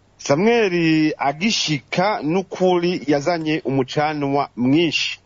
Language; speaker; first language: Rundi; native; Rundi